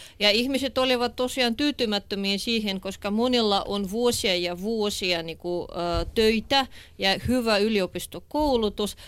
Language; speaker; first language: Finnish; non-native, fluent; Russian